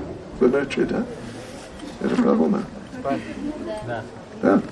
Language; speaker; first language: Russian; non-native, learner; English